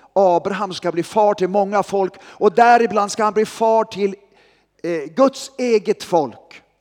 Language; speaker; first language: Swedish; native; Swedish